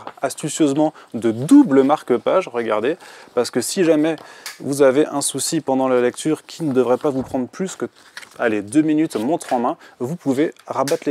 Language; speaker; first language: French; native; French